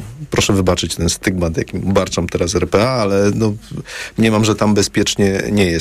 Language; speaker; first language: Polish; native; Polish